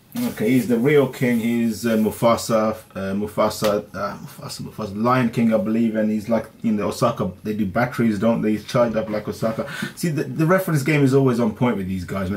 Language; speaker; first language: English; early bilingual, other home language; Urdu